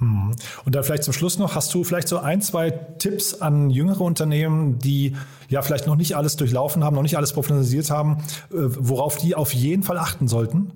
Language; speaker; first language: German; native; German